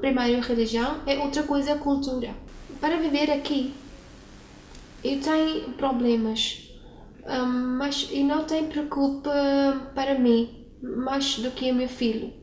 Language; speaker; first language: Portuguese; non-native, learner; Urdu